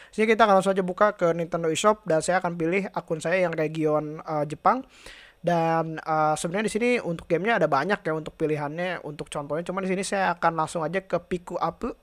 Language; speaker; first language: Indonesian; native; Indonesian